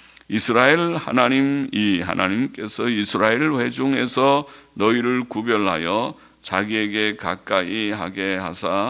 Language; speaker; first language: Korean; native; Korean